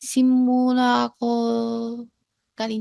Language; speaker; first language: Filipino; non-native, learner; Chinese